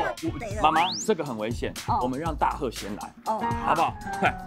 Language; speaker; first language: Chinese; native; Chinese